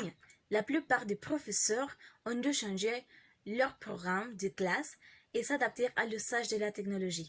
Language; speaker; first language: French; non-native, learner; Spanish